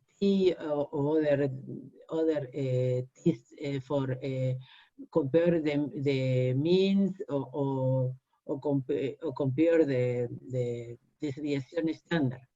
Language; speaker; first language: English; non-native, learner; Spanish